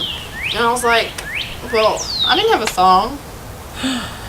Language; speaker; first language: English; native; English